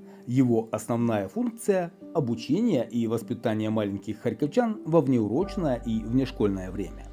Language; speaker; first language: Russian; native; Russian